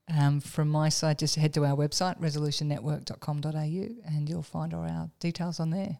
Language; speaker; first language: English; native; English